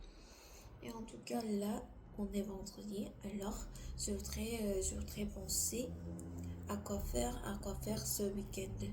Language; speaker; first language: French; non-native, learner; Korean